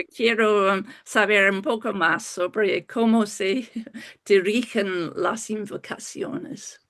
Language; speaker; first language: Spanish; non-native, fluent; English